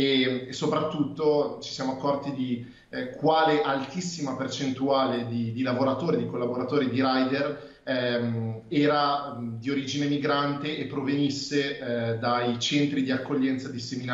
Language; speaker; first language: Italian; native; Italian